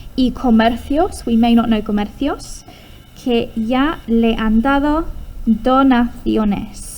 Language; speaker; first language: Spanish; non-native, fluent; English